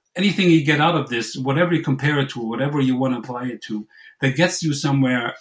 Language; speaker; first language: English; non-native, fluent; German